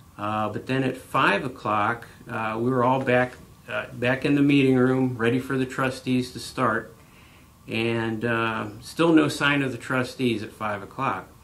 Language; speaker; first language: English; native; English